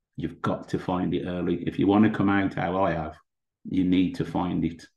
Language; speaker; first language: English; native; English